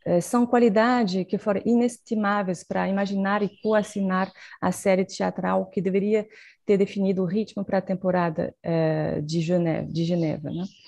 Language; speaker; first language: Portuguese; non-native, fluent; French